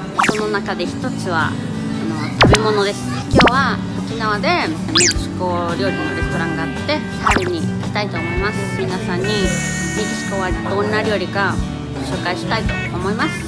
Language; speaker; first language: Japanese; non-native, fluent; Spanish